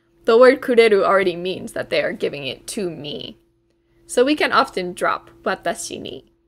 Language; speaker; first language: English; native; English